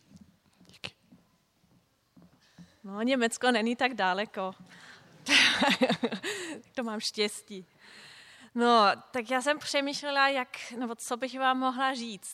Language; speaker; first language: Czech; non-native, fluent; German